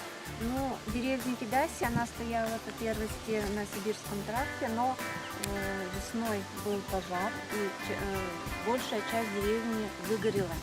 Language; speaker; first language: Russian; native; Russian